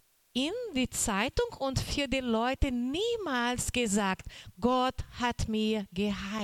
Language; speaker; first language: German; non-native, learner; Portuguese